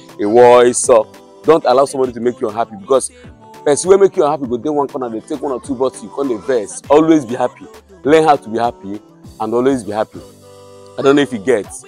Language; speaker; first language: Nigerian Pidgin; non-native, local second language; Igbo